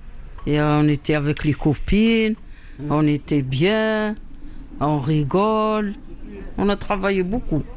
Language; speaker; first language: French; non-native, learner; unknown